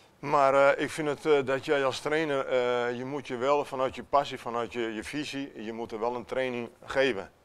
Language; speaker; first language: Dutch; non-native, fluent; Italian